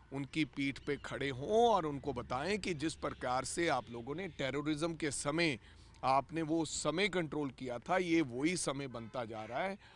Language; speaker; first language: Hindi; non-native, local second language; Punjabi